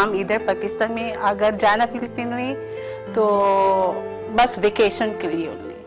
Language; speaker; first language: Hindi; non-native, learner; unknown